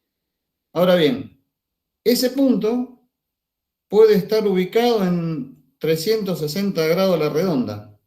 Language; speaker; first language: Spanish; native; Spanish